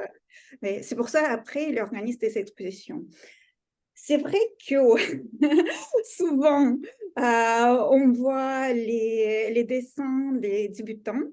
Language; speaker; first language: French; non-native, fluent; Russian